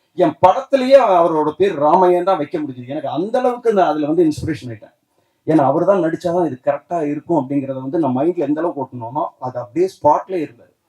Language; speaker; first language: Tamil; native; Tamil